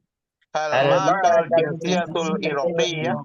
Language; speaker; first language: Arabic; non-native, learner; Indonesian